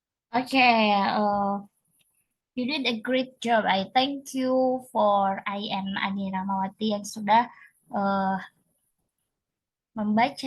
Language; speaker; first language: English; non-native, learner; Indonesian